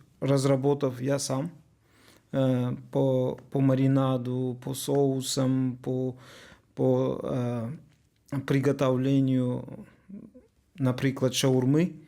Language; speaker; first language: Ukrainian; non-native, learner; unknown